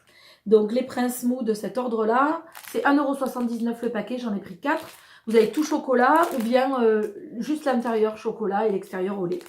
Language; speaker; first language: French; native; French